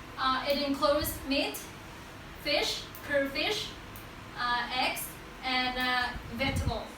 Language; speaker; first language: English; non-native, learner; Vietnamese